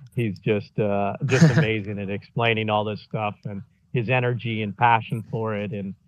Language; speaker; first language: English; native; English